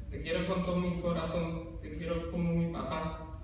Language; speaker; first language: Spanish; early bilingual, other home language; English